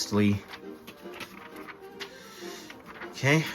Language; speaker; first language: English; native; English